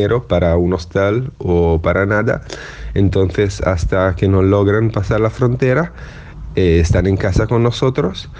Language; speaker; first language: Spanish; non-native, fluent; Italian